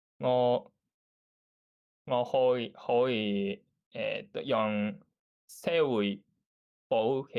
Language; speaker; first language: Cantonese; non-native, learner; Japanese